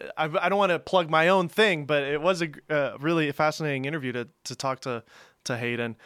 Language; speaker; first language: English; native; English